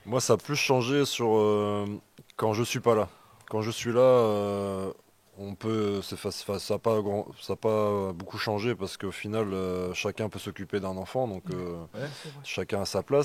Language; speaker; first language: French; native; French